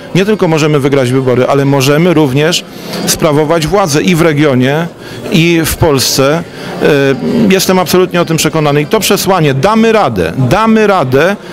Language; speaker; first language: Polish; native; Polish